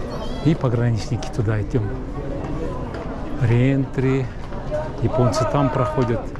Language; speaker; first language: Russian; non-native, local second language; Kyrgyz